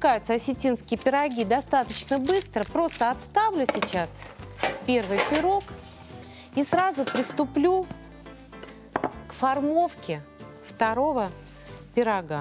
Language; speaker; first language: Russian; native; Russian